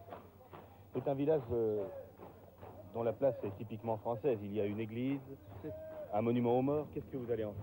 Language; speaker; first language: French; native; French